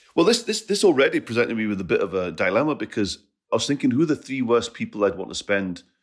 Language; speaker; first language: English; native; English